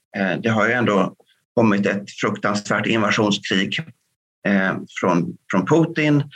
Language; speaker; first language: Swedish; native; Swedish